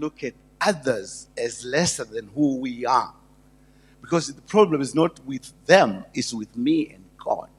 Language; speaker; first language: English; non-native, local second language; Shona